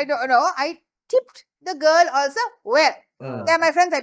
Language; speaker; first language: English; non-native, local second language; Sinhala